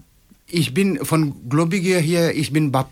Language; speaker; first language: German; non-native, learner; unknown